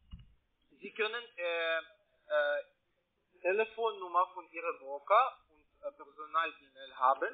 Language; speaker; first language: German; non-native, learner; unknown